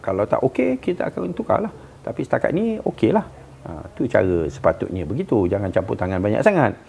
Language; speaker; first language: Malay; native; Malay